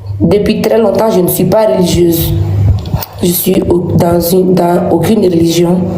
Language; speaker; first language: French; non-native, local second language; Bambara